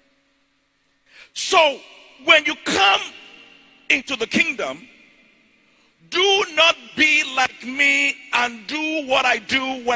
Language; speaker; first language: English; non-native, local second language; Yoruba